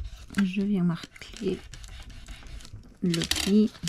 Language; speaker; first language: French; native; French